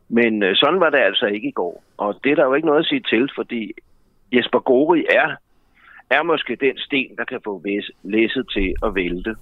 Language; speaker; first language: Danish; native; Danish